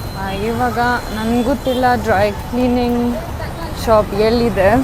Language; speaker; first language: Kannada; non-native, learner; German